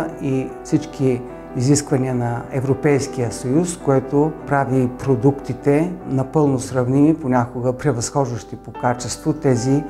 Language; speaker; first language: Bulgarian; native; Bulgarian